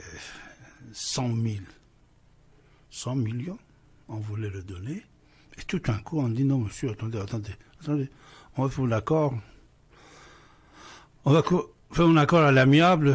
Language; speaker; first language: French; non-native, fluent; Persian